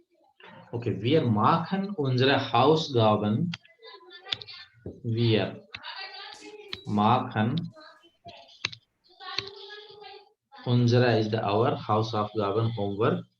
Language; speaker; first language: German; non-native, fluent; Hindi